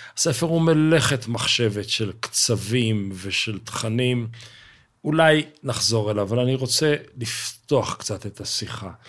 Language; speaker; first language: Hebrew; native; Hebrew